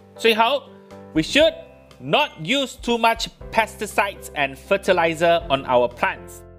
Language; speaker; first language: English; non-native, local second language; Chinese